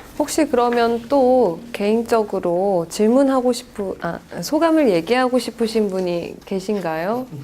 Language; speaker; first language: Korean; native; Korean